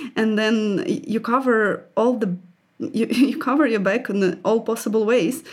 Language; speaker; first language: English; non-native, fluent; Ukrainian